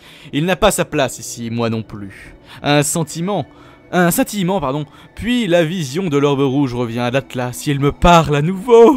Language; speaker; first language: French; native; French